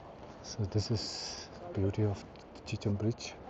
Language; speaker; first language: Hindi; non-native, local second language; Tibetan